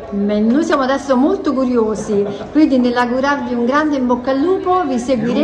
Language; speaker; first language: Italian; native; Italian